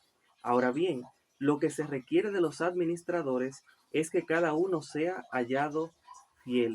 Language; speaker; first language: Spanish; native; Spanish